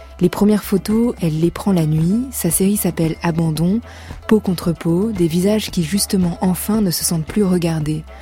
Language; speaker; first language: French; native; French